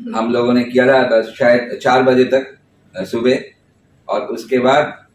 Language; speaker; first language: Hindi; non-native, local second language; Bangla